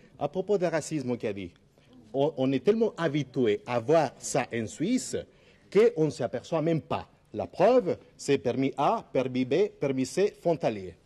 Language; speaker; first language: French; non-native, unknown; Spanish